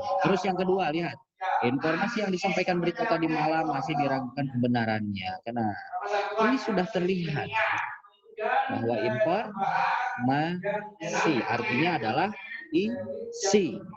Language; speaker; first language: Indonesian; native; Indonesian